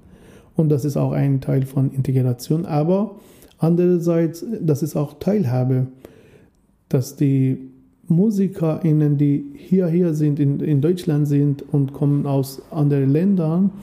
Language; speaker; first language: German; non-native, learner; Persian